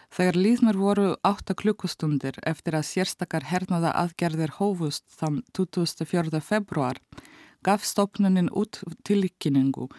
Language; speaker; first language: Icelandic; non-native, fluent; Russian